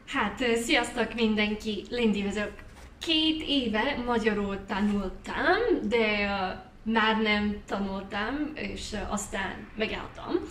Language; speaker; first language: Hungarian; non-native, learner; English